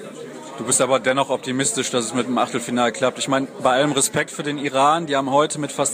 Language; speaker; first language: German; native; German